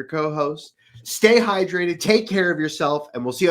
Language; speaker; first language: English; native; English